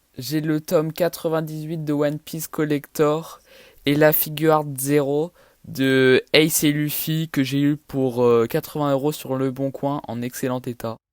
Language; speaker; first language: French; native; French